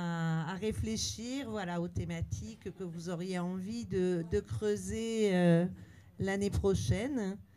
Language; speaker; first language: French; native; French